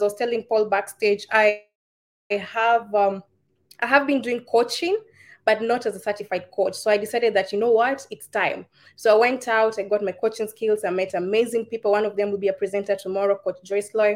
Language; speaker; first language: English; non-native, local second language; Kikuyu